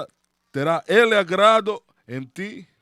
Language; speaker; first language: Portuguese; non-native, learner; Spanish